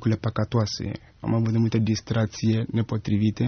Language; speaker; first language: Romanian; non-native, fluent; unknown